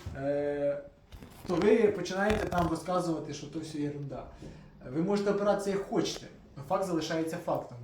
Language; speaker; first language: Ukrainian; native; Ukrainian